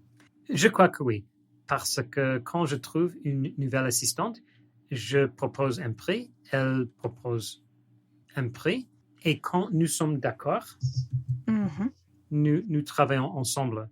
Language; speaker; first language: French; non-native, learner; English